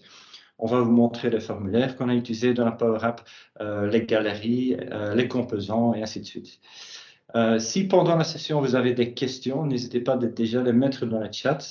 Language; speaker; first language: French; native; French